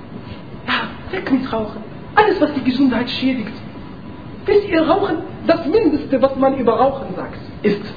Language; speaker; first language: German; non-native, fluent; Arabic